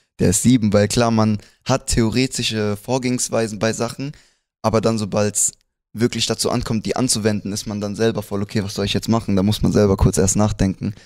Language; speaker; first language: German; early bilingual, other home language; Spanish